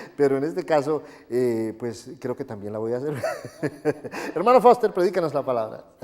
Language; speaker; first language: Spanish; native; Spanish